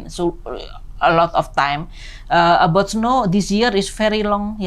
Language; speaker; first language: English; non-native, learner; Indonesian